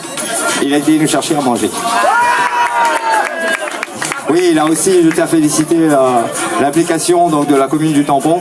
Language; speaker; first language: French; native; French